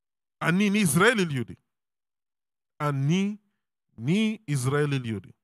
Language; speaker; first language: Russian; non-native, learner; English